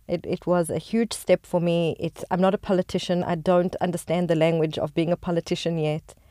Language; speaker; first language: English; native; English